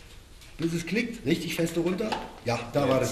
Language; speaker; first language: German; native; German